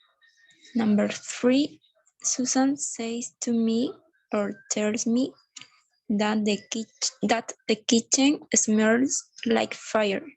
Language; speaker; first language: English; non-native, learner; Spanish